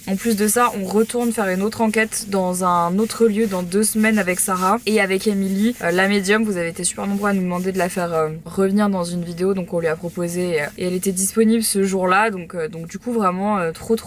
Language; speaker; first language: French; native; French